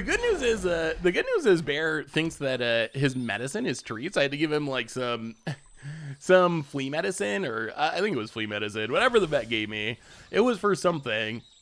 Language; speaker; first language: English; native; English